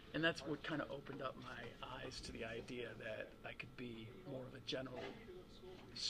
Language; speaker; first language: English; early bilingual, other home language; German